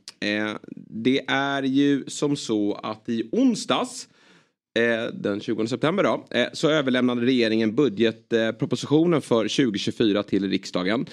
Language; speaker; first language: Swedish; native; Swedish